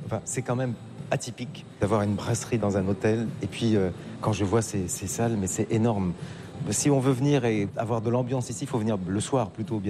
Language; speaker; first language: French; native; French